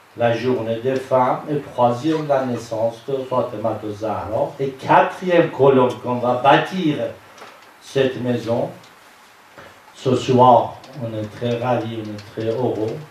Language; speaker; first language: French; non-native, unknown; Persian